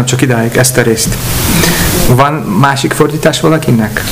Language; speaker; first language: Hungarian; non-native, fluent; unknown